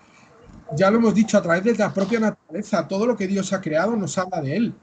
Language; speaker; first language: Spanish; native; Spanish